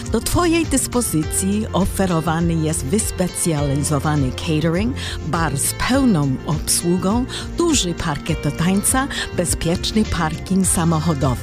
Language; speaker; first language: Polish; early bilingual, heritage; English